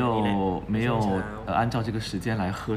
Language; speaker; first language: Chinese; non-native, fluent; Thai